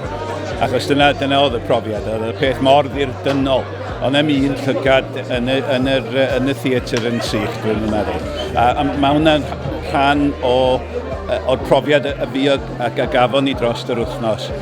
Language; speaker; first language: Welsh; native; Welsh